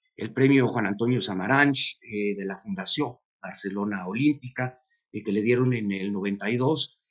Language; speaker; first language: Spanish; native; Spanish